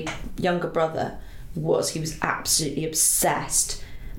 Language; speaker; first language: English; native; English